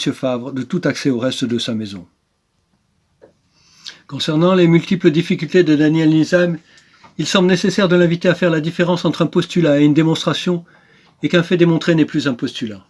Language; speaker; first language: French; native; French